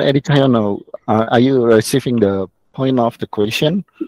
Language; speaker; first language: English; non-native, fluent; Indonesian